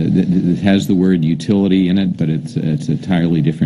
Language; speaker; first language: English; native; English